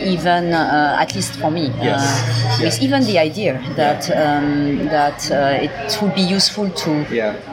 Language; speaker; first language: English; non-native, fluent; French